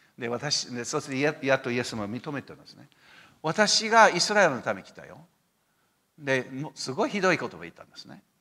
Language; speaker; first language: Japanese; non-native, fluent; English